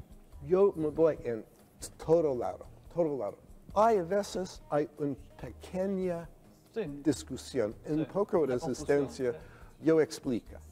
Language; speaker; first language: Spanish; non-native, learner; English